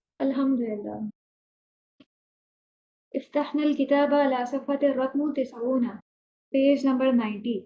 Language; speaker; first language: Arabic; non-native, fluent; Urdu